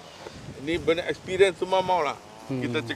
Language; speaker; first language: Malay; non-native, local second language; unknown